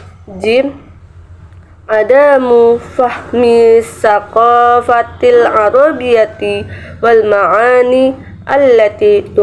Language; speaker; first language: Arabic; non-native, learner; Indonesian